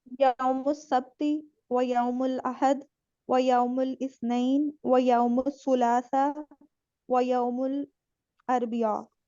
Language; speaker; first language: Arabic; non-native, learner; Urdu